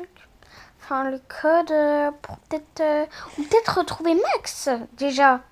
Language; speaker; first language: French; native; French